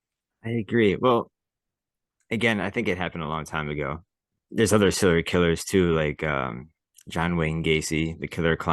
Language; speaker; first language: English; native; English